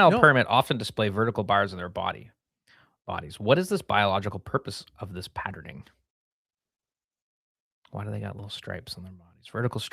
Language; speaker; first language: English; native; English